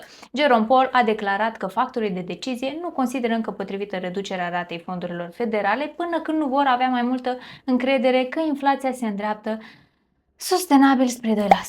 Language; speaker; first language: Romanian; native; Romanian